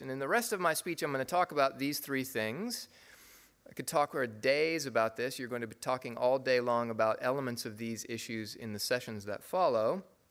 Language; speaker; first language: English; native; English